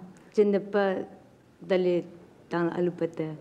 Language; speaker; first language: French; non-native, learner; Tibetan